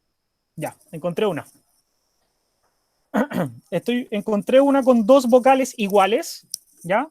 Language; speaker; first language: Spanish; native; Spanish